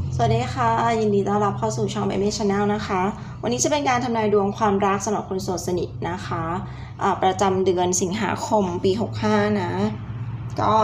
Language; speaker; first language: Thai; native; Thai